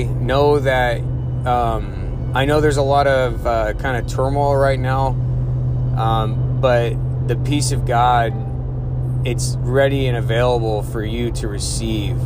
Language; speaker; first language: English; native; English